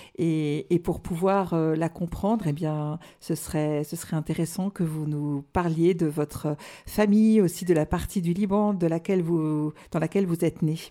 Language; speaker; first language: French; native; French